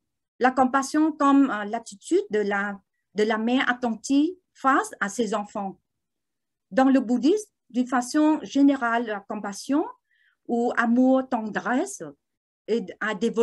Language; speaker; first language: French; non-native, learner; Vietnamese